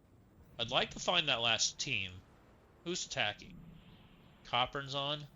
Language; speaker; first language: English; native; English